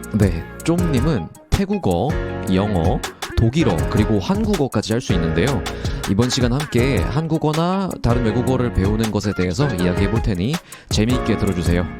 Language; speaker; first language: Korean; native; Korean